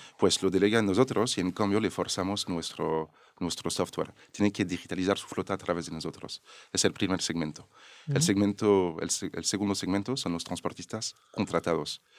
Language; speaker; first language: Spanish; non-native, fluent; French